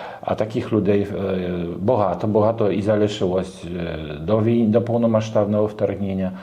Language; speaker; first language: Ukrainian; non-native, learner; Polish